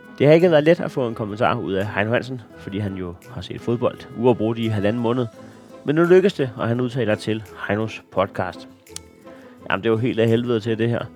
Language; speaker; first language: Danish; native; Danish